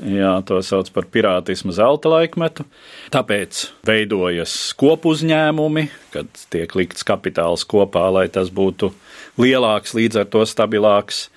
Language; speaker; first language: Latvian; native; Latvian